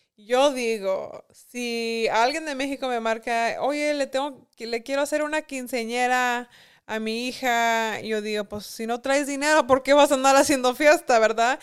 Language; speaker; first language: Spanish; early bilingual, heritage; Spanish